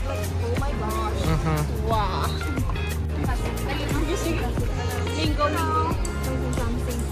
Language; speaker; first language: English; non-native, local second language; Filipino